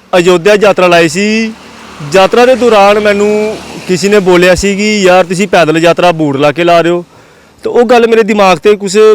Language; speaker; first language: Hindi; non-native, local second language; Dogri